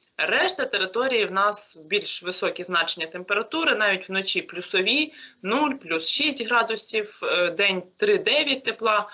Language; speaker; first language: Ukrainian; native; Ukrainian